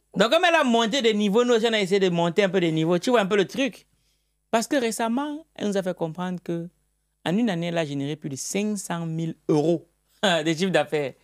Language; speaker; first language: French; native; French